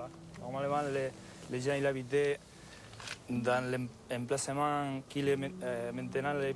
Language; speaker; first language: French; non-native, fluent; Spanish